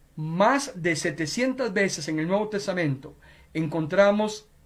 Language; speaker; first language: Spanish; native; Spanish